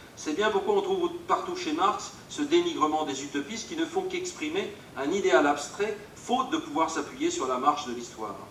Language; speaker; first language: French; native; French